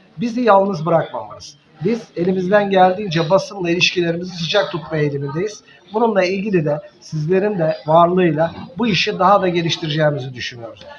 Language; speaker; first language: Turkish; native; Turkish